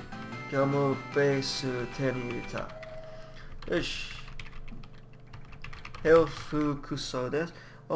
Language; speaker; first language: Japanese; non-native, learner; English